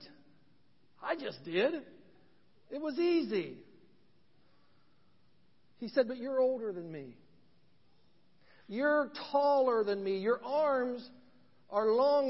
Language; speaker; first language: English; native; English